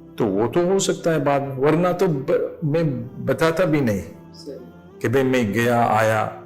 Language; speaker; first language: Urdu; non-native, fluent; English